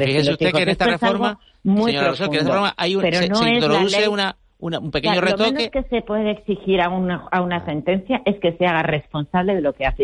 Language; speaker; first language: Spanish; native; Spanish